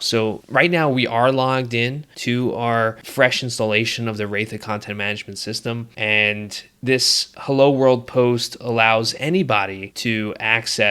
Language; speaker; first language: English; native; English